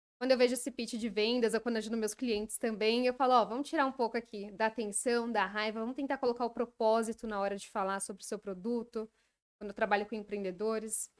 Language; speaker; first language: Portuguese; native; Portuguese